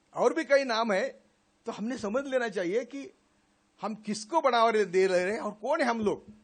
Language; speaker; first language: Hindi; non-native, local second language; Marathi